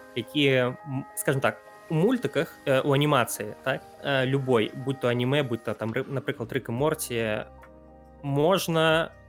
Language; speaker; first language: Belarusian; non-native, local second language; Russian